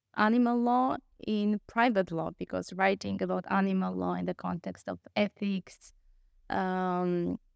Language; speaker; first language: English; non-native, fluent; Polish